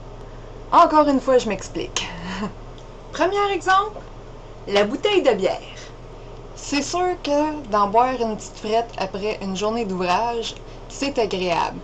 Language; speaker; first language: French; native; French